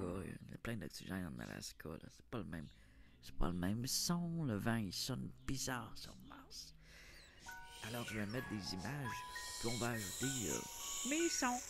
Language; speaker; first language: French; native; French